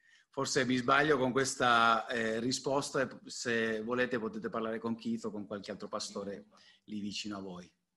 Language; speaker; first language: Italian; native; Italian